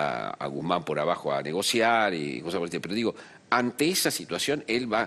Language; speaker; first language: Spanish; native; Spanish